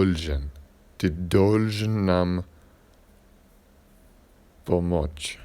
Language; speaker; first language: Russian; non-native, learner; English